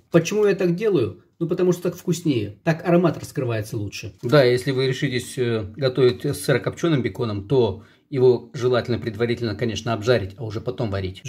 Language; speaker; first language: Russian; native; Russian